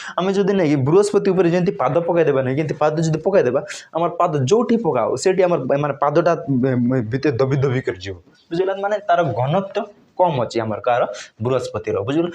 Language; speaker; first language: Odia; non-native, local second language; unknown